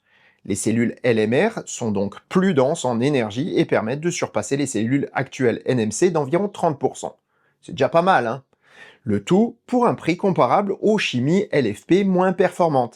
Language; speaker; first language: French; native; French